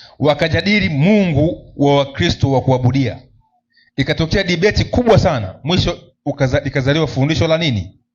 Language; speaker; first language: Swahili; native; Swahili